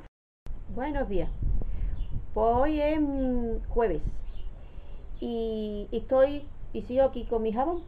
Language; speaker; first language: Spanish; native; Spanish